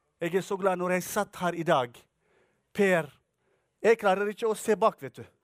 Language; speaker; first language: Norwegian; non-native, fluent; Tigrinya